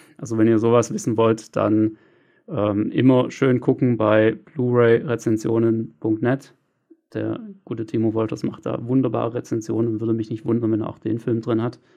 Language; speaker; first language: German; native; German